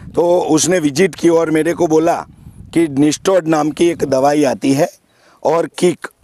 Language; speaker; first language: Hindi; non-native, local second language; Gujarati